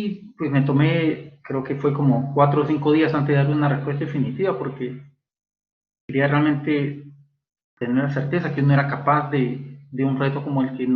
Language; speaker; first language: Spanish; native; Spanish